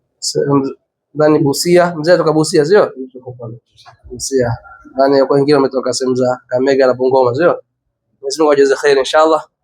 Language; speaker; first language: Swahili; native; Swahili